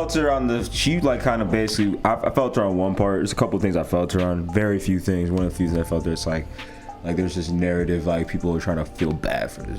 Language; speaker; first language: English; native; English